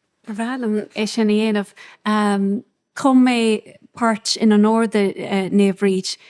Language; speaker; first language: Irish; non-native, local second language; English